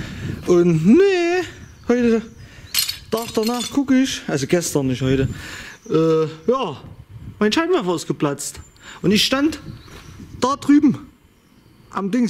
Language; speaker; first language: German; native; German